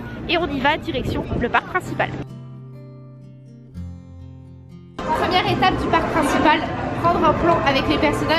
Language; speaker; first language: French; native; French